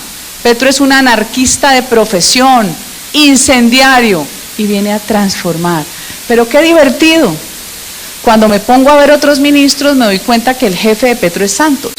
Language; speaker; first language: Spanish; native; Spanish